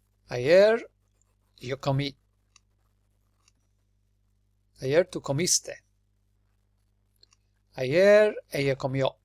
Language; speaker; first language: Spanish; non-native, fluent; English